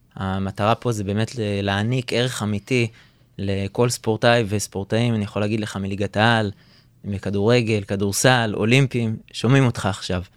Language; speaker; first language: Hebrew; native; Hebrew